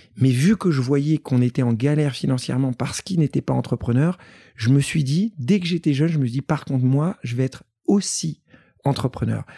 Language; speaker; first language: French; early bilingual, other home language; Greek